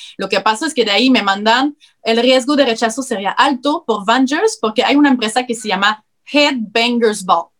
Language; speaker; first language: Spanish; non-native, fluent; French